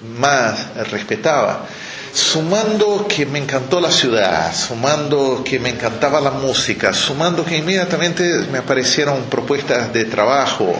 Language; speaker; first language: Spanish; non-native, fluent; Portuguese